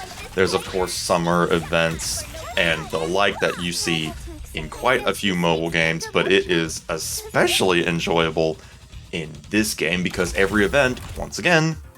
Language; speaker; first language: English; native; English